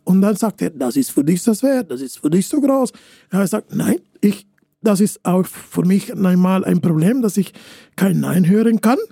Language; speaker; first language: German; non-native, fluent; Spanish